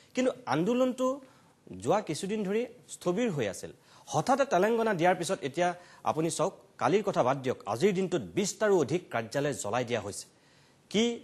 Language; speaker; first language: Assamese; native; Assamese